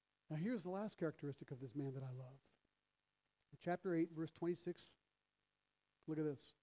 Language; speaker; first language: English; early bilingual, other home language; French